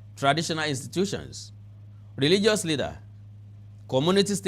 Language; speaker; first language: English; non-native, local second language; Yoruba